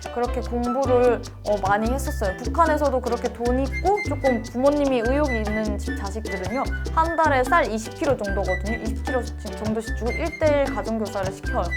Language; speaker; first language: Korean; native; Korean